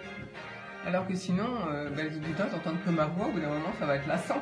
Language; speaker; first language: French; native; French